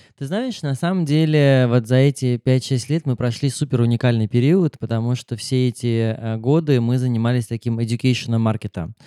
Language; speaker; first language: Russian; native; Russian